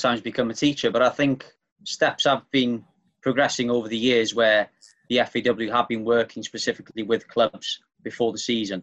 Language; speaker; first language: English; native; English